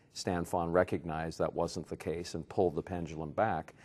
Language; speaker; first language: English; native; English